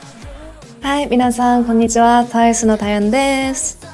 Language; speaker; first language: Japanese; non-native, learner; Korean